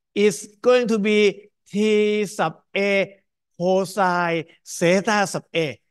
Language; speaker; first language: English; non-native, fluent; Thai